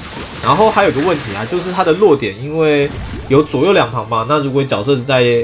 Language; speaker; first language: Chinese; native; Chinese